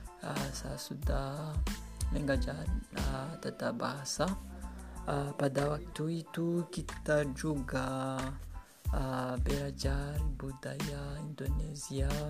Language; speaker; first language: Indonesian; non-native, learner; Kinyarwanda